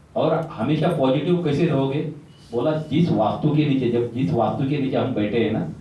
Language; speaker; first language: Hindi; non-native, local second language; Marathi